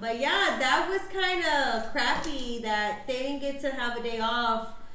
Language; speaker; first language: English; early bilingual, other home language; Spanish